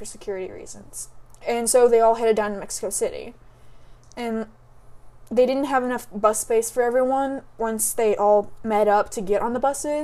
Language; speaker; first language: English; native; English